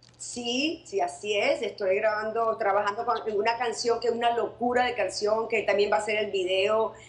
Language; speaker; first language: Spanish; native; Spanish